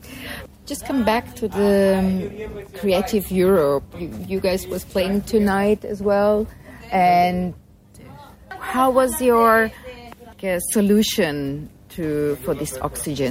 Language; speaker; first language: English; non-native, fluent; German